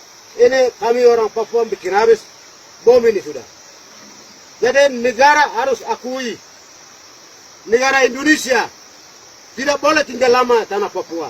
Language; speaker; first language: Indonesian; non-native, local second language; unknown